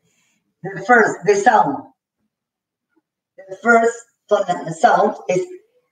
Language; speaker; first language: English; non-native, fluent; Spanish